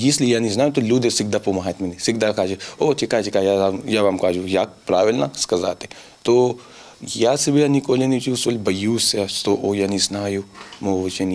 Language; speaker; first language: Ukrainian; non-native, learner; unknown